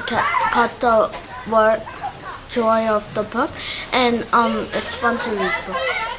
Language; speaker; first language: English; non-native, learner; Korean